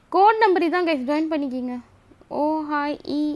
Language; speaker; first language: Tamil; early bilingual, heritage; Tamil